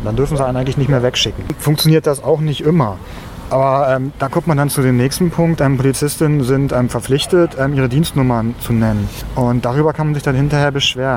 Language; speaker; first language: German; native; German